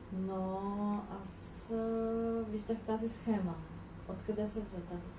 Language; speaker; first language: Bulgarian; non-native, fluent; Czech